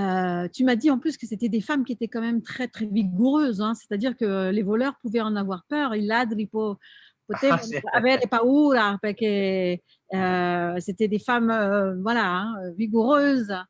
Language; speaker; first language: French; native; French